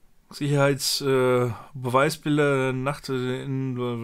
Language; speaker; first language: German; native; German